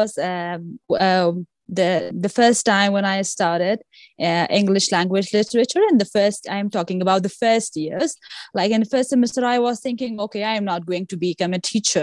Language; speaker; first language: English; non-native, fluent; Persian